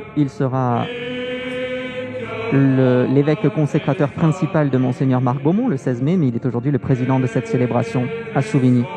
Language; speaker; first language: French; native; French